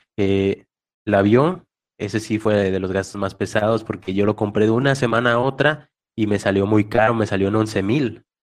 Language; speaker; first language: Spanish; native; Spanish